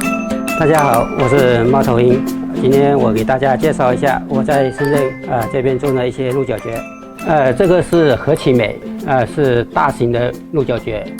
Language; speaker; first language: Chinese; native; Chinese